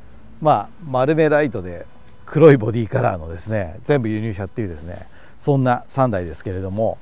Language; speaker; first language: Japanese; native; Japanese